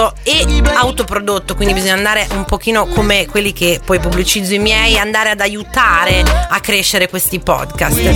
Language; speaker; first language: Italian; native; Italian